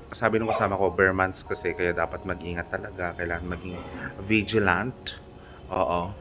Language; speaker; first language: Filipino; non-native, local second language; Iloko